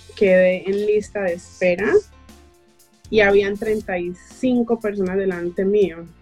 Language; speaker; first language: Spanish; native; Spanish